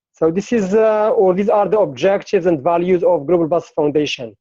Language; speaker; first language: English; non-native, fluent; Arabic